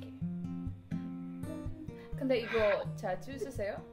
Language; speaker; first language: Korean; non-native, learner; Indonesian